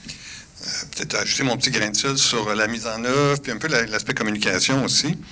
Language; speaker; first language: French; native; French